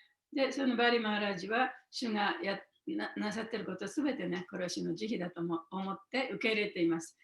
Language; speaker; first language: Japanese; native; Japanese